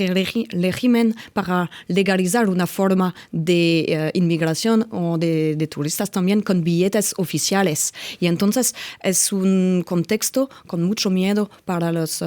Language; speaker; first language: Spanish; non-native, fluent; French